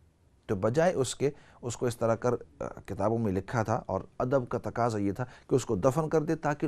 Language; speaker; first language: Urdu; native; Urdu